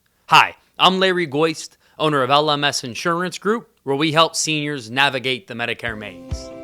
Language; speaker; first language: English; native; English